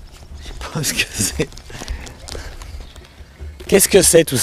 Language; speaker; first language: French; native; French